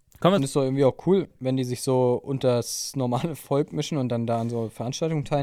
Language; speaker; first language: German; native; German